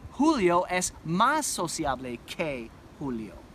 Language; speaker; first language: Spanish; non-native, fluent; English